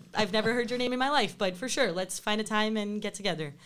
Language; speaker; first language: English; non-native, fluent; Portuguese